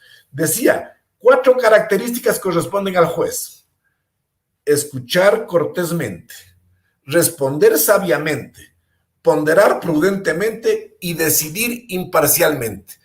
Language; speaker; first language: Spanish; native; Spanish